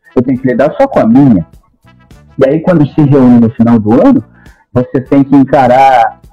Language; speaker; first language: Portuguese; native; Portuguese